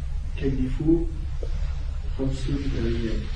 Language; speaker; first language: Arabic; non-native, learner; French